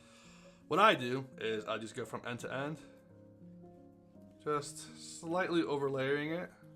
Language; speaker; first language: English; native; English